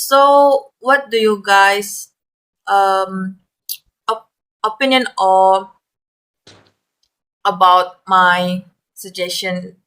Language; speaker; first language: English; non-native, learner; Malay